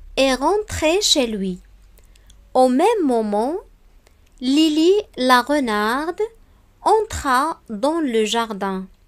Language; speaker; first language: French; non-native, local second language; Arabic